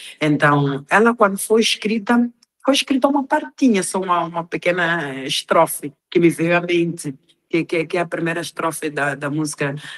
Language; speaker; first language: Portuguese; non-native, local second language; Tsonga